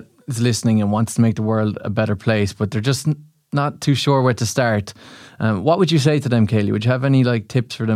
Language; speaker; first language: English; native; English